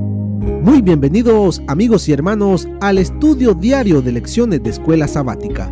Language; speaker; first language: Spanish; native; Spanish